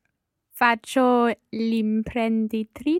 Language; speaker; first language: Italian; non-native, learner; English